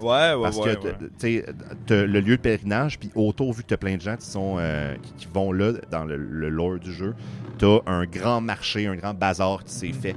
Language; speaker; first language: French; native; French